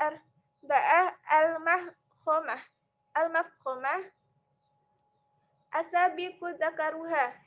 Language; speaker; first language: Arabic; non-native, learner; Indonesian